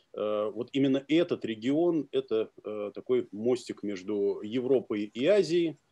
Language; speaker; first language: Russian; native; Russian